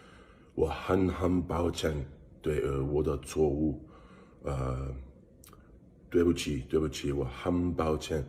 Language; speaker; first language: Chinese; non-native, learner; English